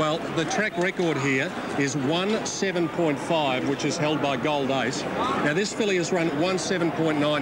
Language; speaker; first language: English; native; English